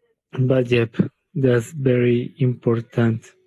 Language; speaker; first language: English; non-native, learner; Spanish